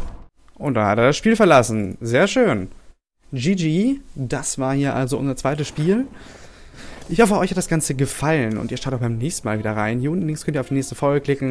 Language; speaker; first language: German; native; German